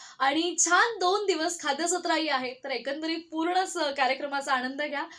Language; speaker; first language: Marathi; native; Marathi